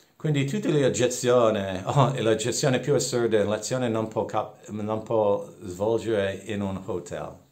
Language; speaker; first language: Italian; non-native, fluent; English